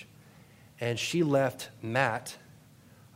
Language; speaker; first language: English; native; English